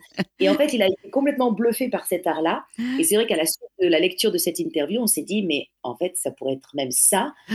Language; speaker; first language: French; native; French